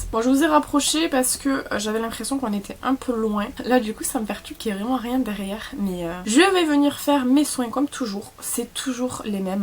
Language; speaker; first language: French; native; French